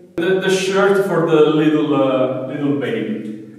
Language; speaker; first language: English; non-native, fluent; Italian